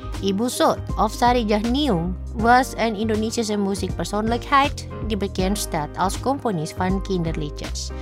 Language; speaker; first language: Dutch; non-native, fluent; Indonesian